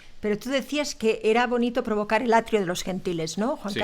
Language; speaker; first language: Spanish; native; Spanish